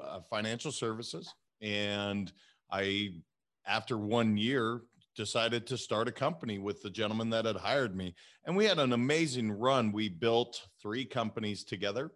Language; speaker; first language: English; native; English